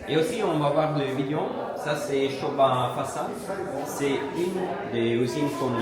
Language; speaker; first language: French; non-native, learner; Italian